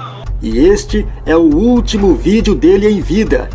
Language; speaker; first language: Portuguese; native; Portuguese